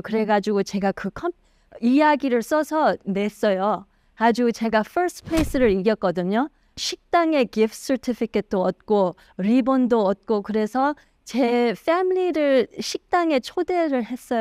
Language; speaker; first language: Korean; early bilingual, heritage; Korean